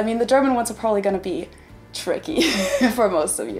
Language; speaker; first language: English; non-native, fluent; German